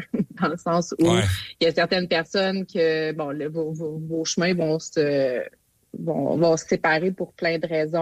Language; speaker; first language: French; native; French